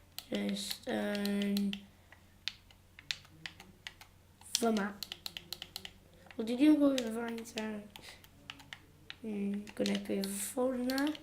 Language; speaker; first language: Welsh; non-native, local second language; English